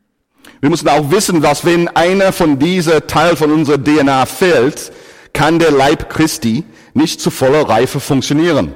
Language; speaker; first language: German; non-native, fluent; English